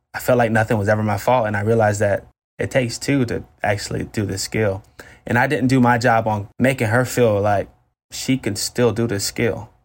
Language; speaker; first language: English; native; English